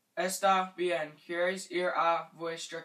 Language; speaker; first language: Spanish; non-native, learner; English